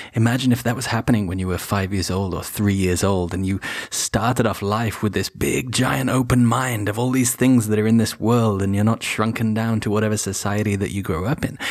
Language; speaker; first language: English; native; English